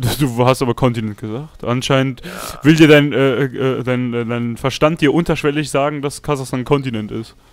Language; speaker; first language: German; early bilingual, other home language; Russian